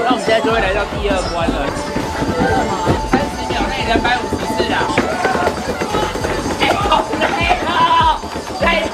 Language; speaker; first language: Chinese; native; Chinese